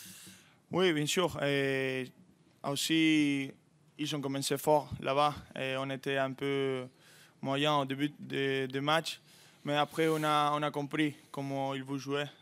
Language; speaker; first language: French; non-native, fluent; Spanish